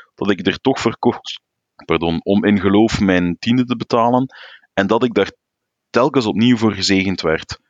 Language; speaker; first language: Dutch; native; Dutch